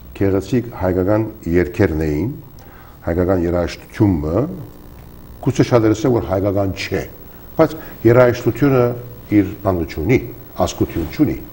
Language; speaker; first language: Armenian; early bilingual, heritage; Armenian